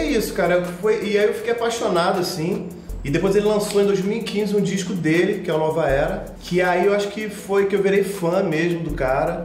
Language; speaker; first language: Portuguese; native; Portuguese